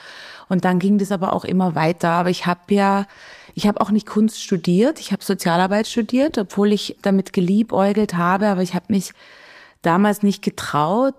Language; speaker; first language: German; native; German